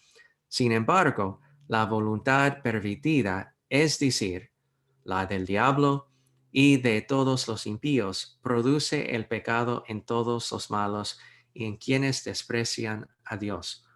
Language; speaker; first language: Spanish; non-native, fluent; English